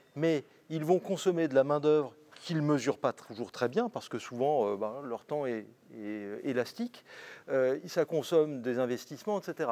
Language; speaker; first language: French; native; French